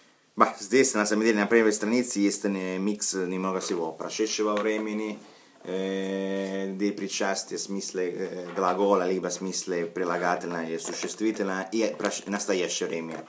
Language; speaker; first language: Russian; non-native, fluent; Italian